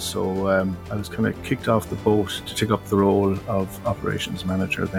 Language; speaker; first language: English; native; English